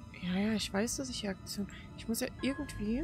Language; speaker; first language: German; native; German